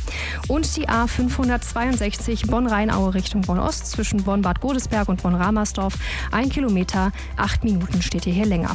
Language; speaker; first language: German; native; German